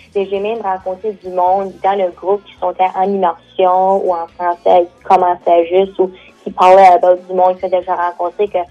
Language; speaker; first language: French; native; French